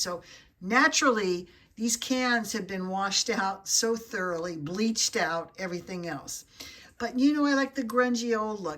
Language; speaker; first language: English; native; English